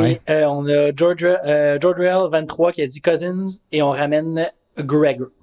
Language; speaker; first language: French; native; French